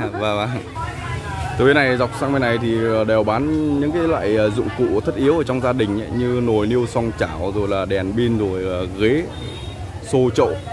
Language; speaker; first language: Vietnamese; non-native, local second language; Hmong